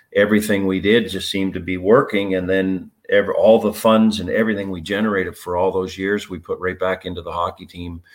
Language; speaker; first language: English; native; English